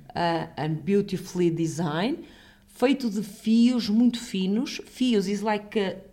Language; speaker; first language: English; non-native, fluent; Portuguese